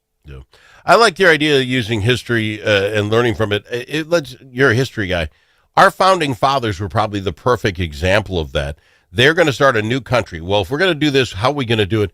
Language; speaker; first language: English; native; English